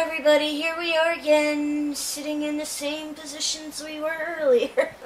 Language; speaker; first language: English; native; English